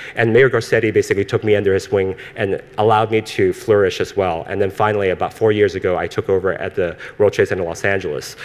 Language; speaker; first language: English; early bilingual, other home language; Cantonese